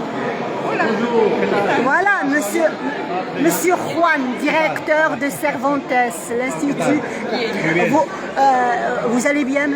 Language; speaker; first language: French; non-native, local second language; Arabic